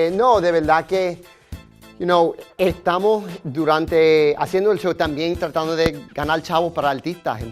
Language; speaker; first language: Spanish; early bilingual, heritage; Spanish